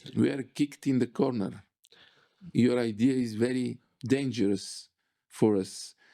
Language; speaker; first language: English; non-native, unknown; Bulgarian